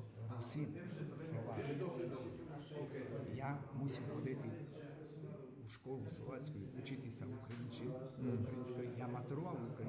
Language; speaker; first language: Slovak; non-native, local second language; Rusyn